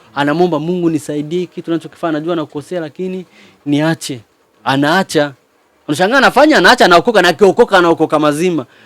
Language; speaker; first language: Swahili; native; Swahili